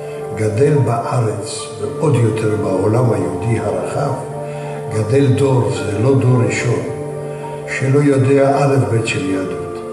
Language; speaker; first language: Hebrew; early bilingual, other home language; Yiddish